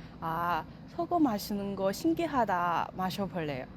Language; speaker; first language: Korean; non-native, learner; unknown